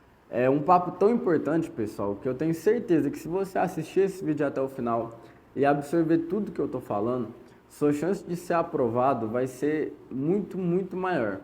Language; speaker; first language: Portuguese; native; Portuguese